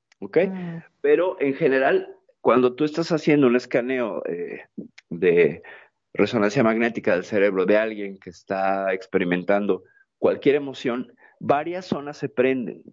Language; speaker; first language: Spanish; native; Spanish